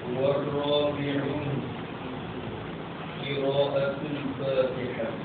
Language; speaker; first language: Arabic; non-native, fluent; Malay